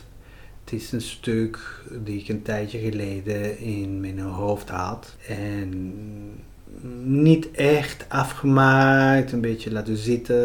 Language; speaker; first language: Dutch; non-native, fluent; Spanish